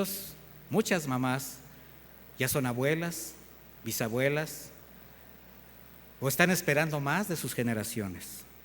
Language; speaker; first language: Spanish; native; Spanish